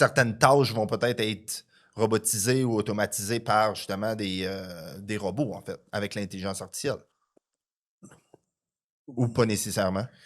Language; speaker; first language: French; native; French